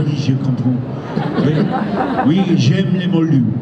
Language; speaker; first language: French; non-native, learner; English